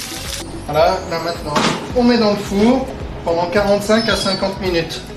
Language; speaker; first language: French; native; French